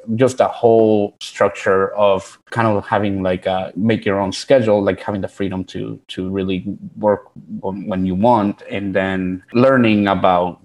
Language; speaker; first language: English; early bilingual, other home language; Spanish